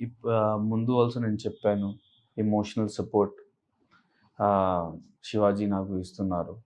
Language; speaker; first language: Telugu; non-native, learner; Urdu